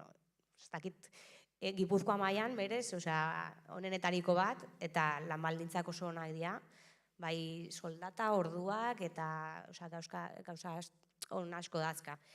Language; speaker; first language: Basque; native; Basque